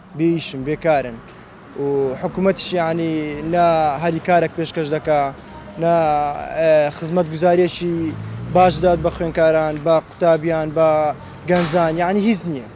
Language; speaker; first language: Central Kurdish; native; Central Kurdish